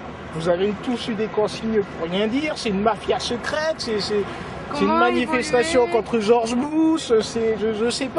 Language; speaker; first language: French; native; French